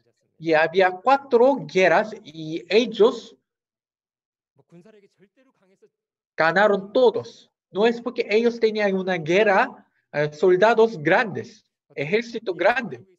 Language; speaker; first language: Spanish; non-native, fluent; Korean